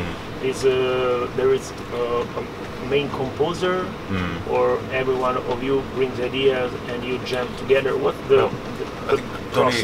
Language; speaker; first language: English; non-native, fluent; Italian